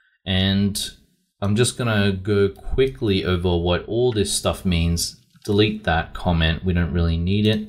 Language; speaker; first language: English; native; English